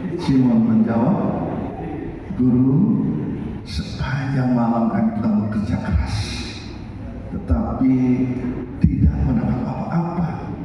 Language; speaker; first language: Indonesian; native; Indonesian